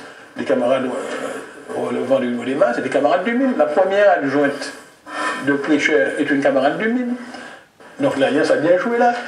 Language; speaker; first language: French; native; French